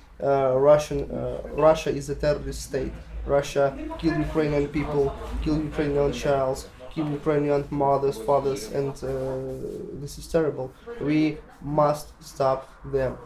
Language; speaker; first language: English; non-native, learner; Ukrainian